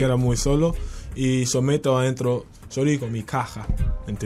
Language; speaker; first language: Spanish; non-native, learner; English